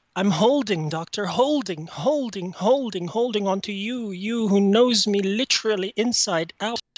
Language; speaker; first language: English; non-native, fluent; French